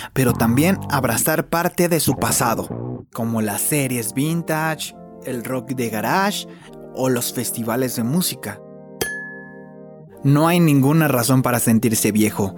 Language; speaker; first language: Spanish; native; Spanish